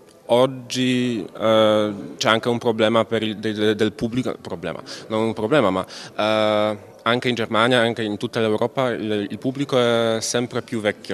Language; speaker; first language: Italian; non-native, fluent; German